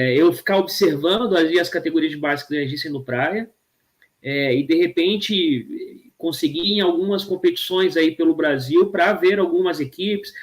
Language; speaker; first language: Portuguese; native; Portuguese